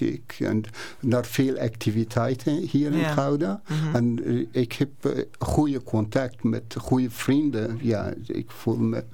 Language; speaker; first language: Dutch; non-native, learner; Persian